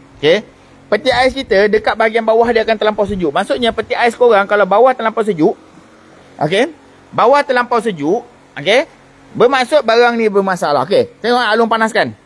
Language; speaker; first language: Malay; native; Malay